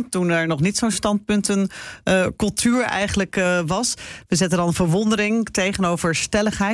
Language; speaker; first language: Dutch; native; Dutch